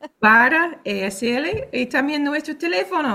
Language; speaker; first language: Spanish; non-native, fluent; English